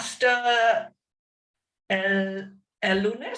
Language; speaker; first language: Spanish; non-native, learner; English